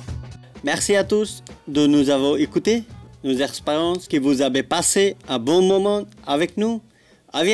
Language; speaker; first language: French; non-native, learner; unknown